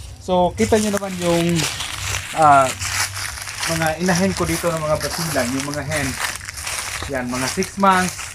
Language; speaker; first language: Filipino; non-native, local second language; Cebuano